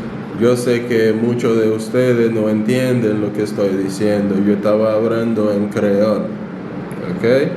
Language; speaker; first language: Spanish; non-native, fluent; Haitian Creole